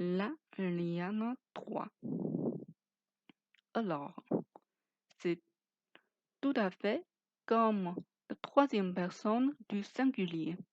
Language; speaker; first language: French; non-native, fluent; Chinese